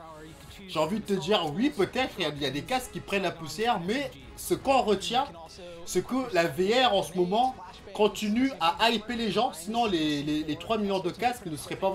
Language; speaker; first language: French; native; French